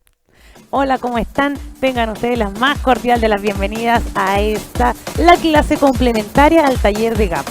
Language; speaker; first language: Spanish; native; Spanish